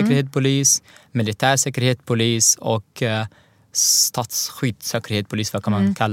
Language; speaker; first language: Swedish; non-native, fluent; Arabic